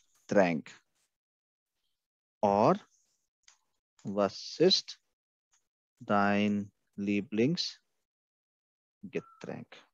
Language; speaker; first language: German; non-native, fluent; Hindi